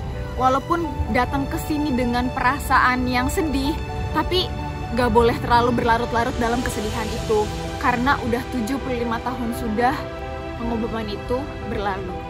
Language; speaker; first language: Indonesian; native; Indonesian